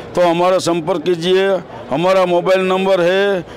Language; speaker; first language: Hindi; non-native, local second language; Gujarati